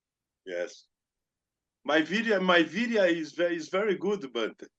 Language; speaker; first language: English; non-native, learner; Portuguese